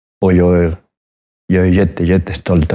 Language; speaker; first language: Swedish; non-native, fluent; Spanish